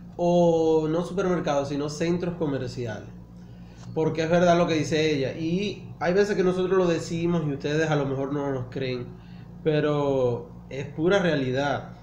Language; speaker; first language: Spanish; native; Spanish